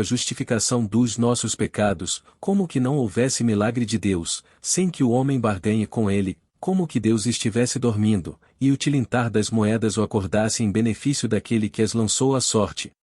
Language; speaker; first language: Portuguese; native; Portuguese